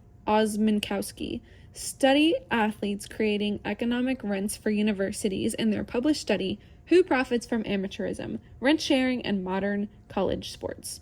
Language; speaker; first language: English; native; English